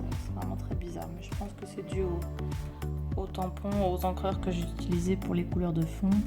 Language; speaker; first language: French; native; French